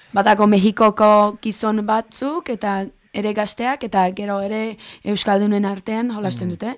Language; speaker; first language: Basque; early bilingual, heritage; Basque